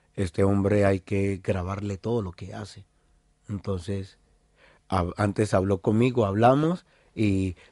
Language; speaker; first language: Spanish; native; Spanish